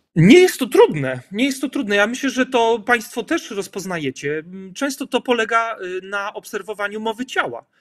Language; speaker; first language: Polish; native; Polish